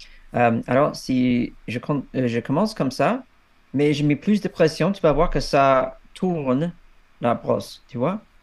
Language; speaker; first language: French; non-native, fluent; English